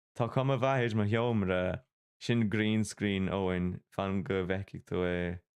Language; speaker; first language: Irish; non-native, local second language; English